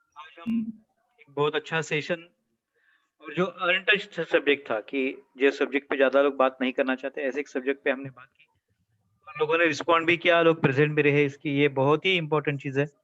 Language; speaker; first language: Hindi; non-native, local second language; Marathi